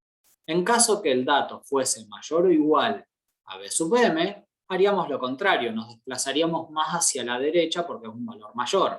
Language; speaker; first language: Spanish; native; Spanish